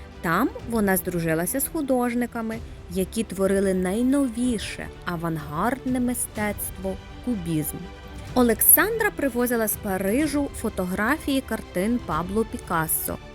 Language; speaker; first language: Ukrainian; native; Ukrainian